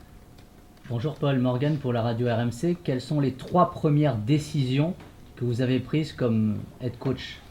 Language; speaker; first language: French; native; French